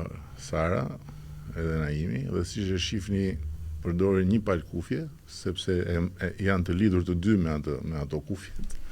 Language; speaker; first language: Albanian; native; Albanian